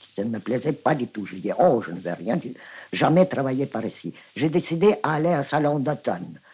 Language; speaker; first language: French; non-native, fluent; Russian